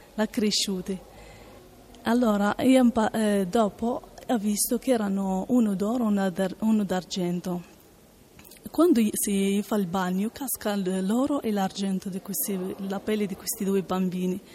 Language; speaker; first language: Italian; non-native, learner; Arabic